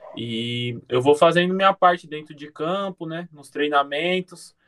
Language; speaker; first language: Portuguese; native; Portuguese